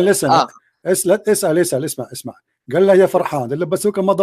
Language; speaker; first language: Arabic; native; Arabic